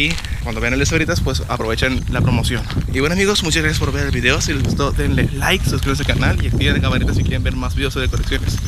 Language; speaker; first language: Spanish; native; Spanish